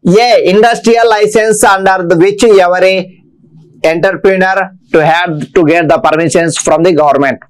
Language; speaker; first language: English; non-native, local second language; Telugu